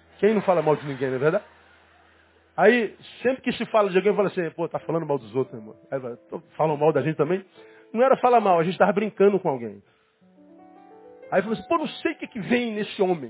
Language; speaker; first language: Portuguese; native; Portuguese